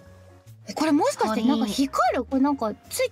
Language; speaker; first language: Japanese; native; Japanese